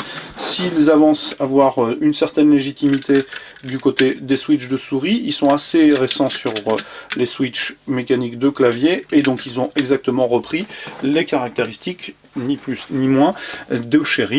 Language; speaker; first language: French; native; French